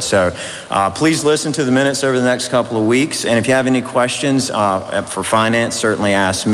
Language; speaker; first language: English; native; English